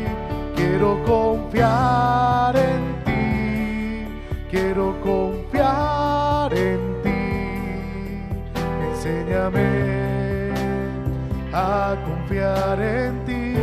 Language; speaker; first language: Spanish; native; Spanish